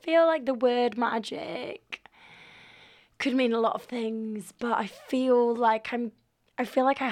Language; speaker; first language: English; native; English